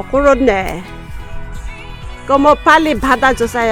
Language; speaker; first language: Korean; non-native, learner; Filipino